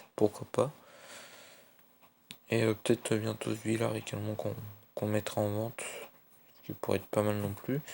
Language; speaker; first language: French; native; French